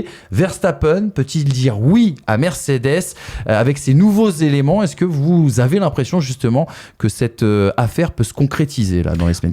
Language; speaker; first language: French; native; French